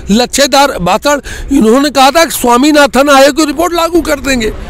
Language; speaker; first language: Hindi; native; Hindi